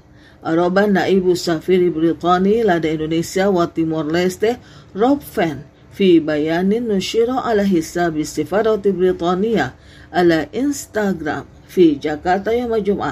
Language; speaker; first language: Arabic; non-native, fluent; Indonesian